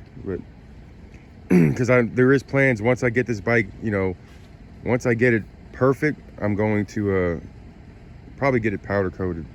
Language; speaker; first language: English; native; English